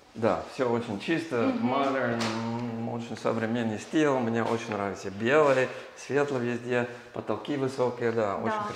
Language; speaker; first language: Russian; non-native, learner; English